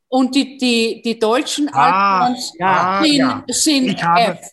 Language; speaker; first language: German; non-native, fluent; English